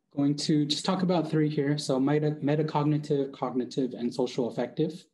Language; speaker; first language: English; native; English